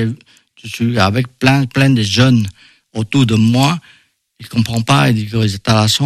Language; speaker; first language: French; non-native, fluent; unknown